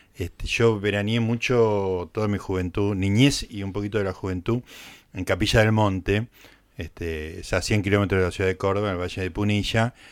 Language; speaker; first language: Spanish; native; Spanish